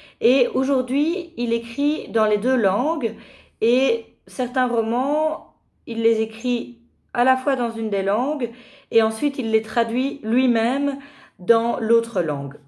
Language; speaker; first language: French; native; French